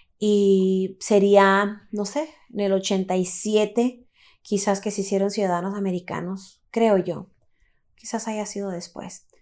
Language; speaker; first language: Spanish; early bilingual, heritage; Spanish